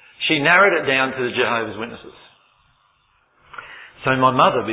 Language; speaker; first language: English; native; English